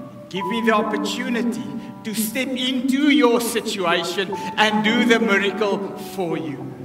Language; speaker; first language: English; non-native, local second language; Afrikaans